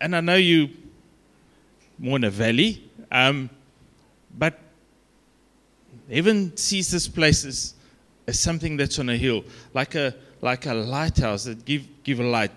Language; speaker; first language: English; non-native, local second language; Afrikaans